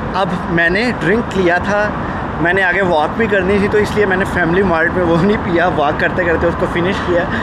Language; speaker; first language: Urdu; native; Urdu